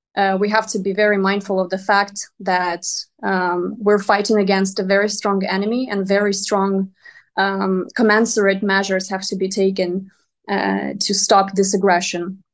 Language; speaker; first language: English; non-native, fluent; Ukrainian